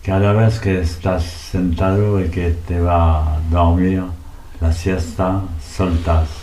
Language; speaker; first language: Spanish; non-native, learner; French